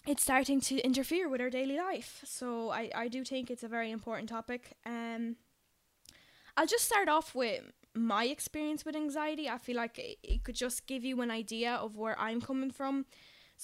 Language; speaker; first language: English; non-native, fluent; Polish